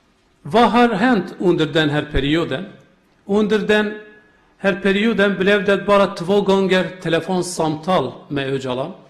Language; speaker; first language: Swedish; non-native, learner; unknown